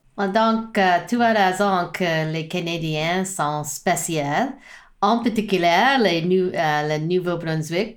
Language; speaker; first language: French; non-native, learner; English